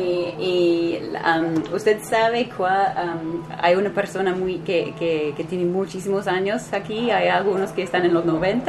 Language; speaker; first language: Spanish; non-native, fluent; English